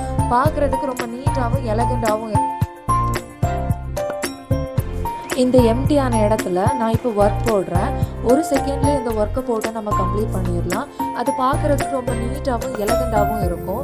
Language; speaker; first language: Tamil; native; Tamil